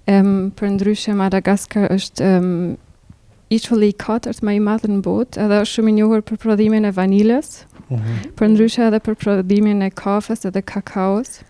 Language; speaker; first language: Albanian; early bilingual, heritage; Albanian